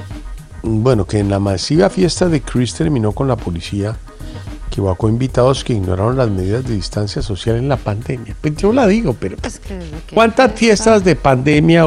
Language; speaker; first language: Spanish; native; Spanish